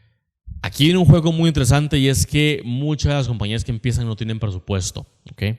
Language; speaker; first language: Spanish; native; Spanish